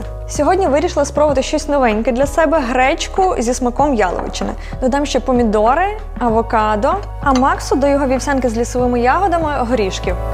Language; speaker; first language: Ukrainian; native; Ukrainian